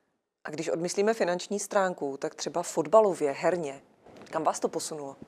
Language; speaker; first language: Czech; native; Czech